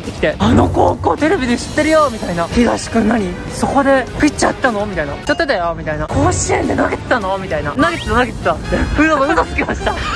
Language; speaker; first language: Japanese; native; Japanese